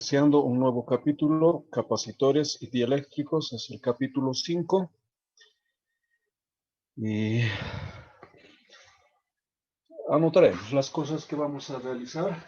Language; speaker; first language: Spanish; native; Spanish